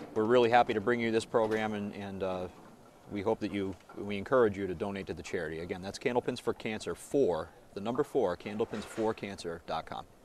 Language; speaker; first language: English; native; English